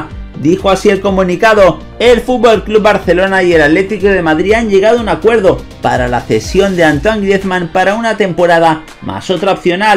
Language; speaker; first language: Spanish; native; Spanish